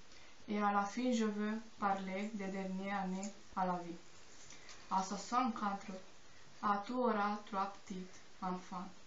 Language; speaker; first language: French; non-native, learner; Romanian